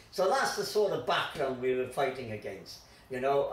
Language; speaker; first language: English; native; English